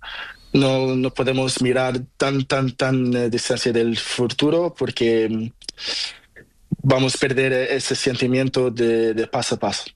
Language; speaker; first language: Spanish; non-native, learner; Portuguese